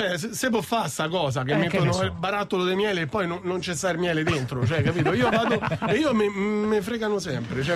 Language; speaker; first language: Italian; native; Italian